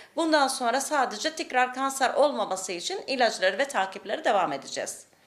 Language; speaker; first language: Turkish; native; Turkish